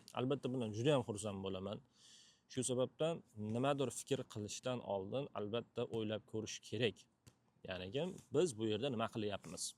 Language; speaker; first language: Uzbek; native; Uzbek